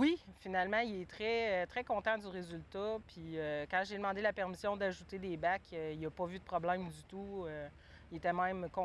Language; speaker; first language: French; native; French